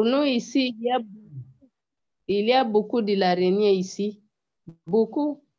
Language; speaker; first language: French; non-native, learner; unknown